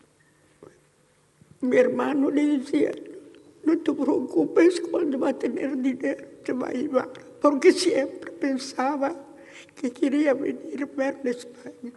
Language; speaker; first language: Spanish; early bilingual, heritage; Ladino